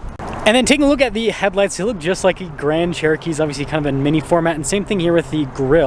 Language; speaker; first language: English; native; English